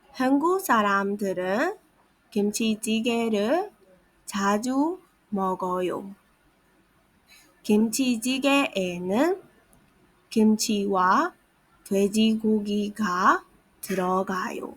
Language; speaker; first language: Korean; non-native, fluent; Burmese